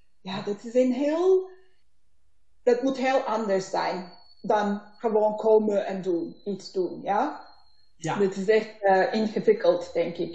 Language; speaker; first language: Dutch; non-native, learner; Turkish